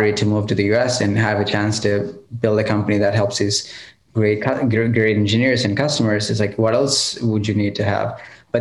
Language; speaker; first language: English; non-native, local second language; Telugu